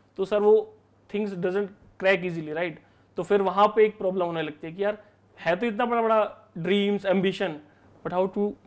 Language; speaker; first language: Hindi; native; Hindi